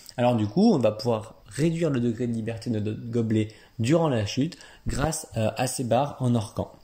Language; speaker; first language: French; native; French